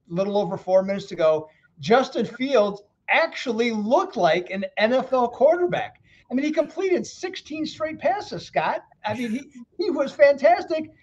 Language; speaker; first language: English; native; English